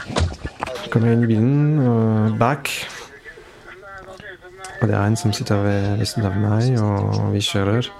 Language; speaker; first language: Norwegian; non-native, fluent; French